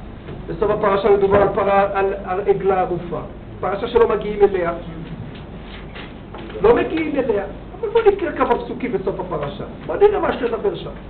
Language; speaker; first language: Hebrew; native; Hebrew